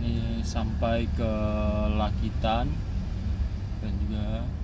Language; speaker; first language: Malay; non-native, local second language; Minangkabau